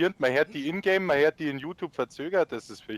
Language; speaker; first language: German; native; German